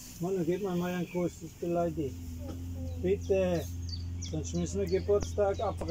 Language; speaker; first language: German; native; German